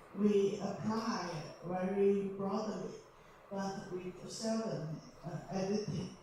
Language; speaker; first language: English; non-native, learner; Chinese